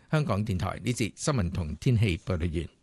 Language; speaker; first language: Cantonese; native; Cantonese